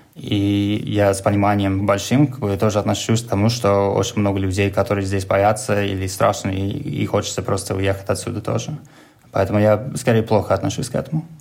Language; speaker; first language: Russian; non-native, fluent; English